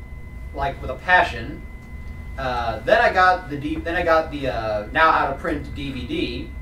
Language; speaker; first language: English; native; English